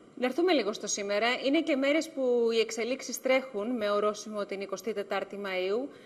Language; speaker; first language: Greek; native; Greek